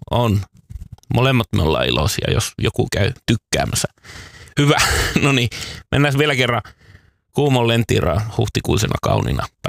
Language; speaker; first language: Finnish; native; Finnish